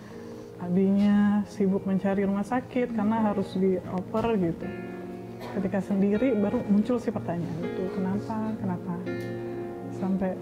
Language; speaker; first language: Indonesian; native; Indonesian